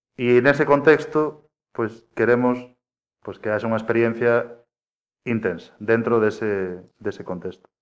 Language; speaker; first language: Galician; native; Galician